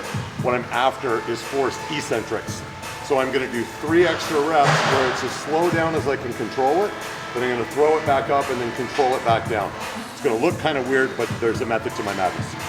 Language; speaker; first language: English; native; English